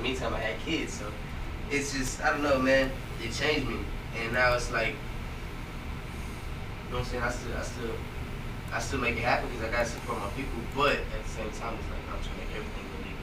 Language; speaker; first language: English; native; English